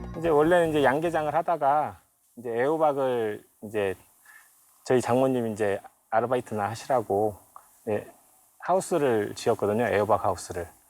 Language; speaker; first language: Korean; native; Korean